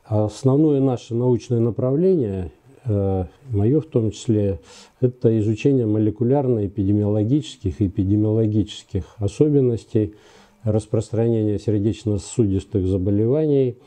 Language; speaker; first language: Russian; native; Russian